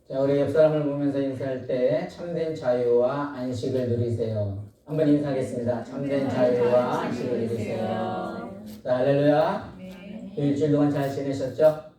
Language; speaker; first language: Korean; native; Korean